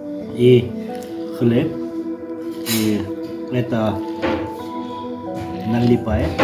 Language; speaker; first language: Russian; non-native, learner; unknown